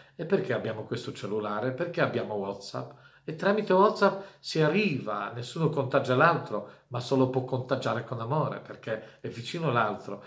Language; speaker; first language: Italian; non-native, fluent; Polish